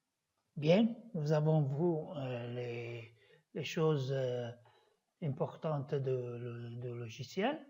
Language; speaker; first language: French; non-native, learner; Italian